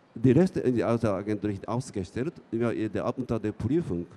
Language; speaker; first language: German; non-native, fluent; Japanese